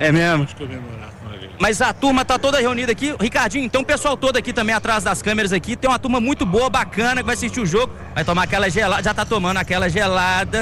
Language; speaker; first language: Portuguese; native; Portuguese